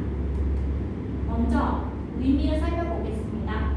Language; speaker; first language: Korean; non-native, fluent; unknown